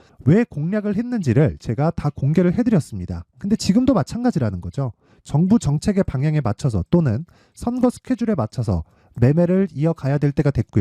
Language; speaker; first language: Korean; native; Korean